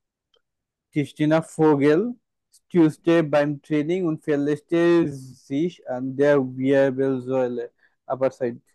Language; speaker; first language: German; non-native, fluent; Bangla